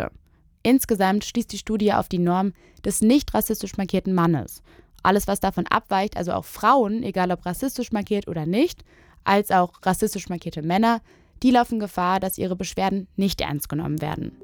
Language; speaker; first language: German; native; German